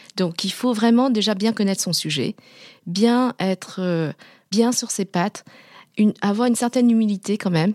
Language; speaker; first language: French; early bilingual, other home language; Vietnamese